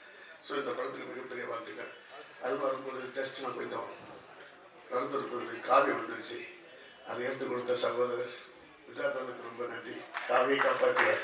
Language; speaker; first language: Tamil; native; Tamil